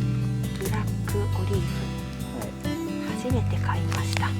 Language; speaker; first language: Japanese; native; Japanese